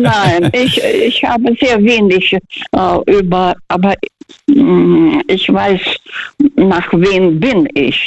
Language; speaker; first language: German; non-native, fluent; Russian